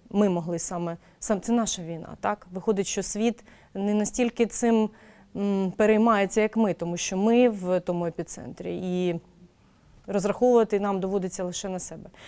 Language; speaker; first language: Ukrainian; native; Ukrainian